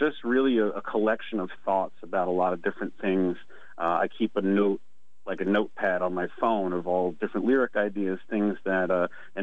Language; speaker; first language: English; native; English